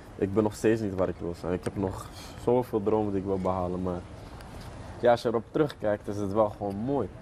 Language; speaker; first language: Dutch; early bilingual, other home language; Arabic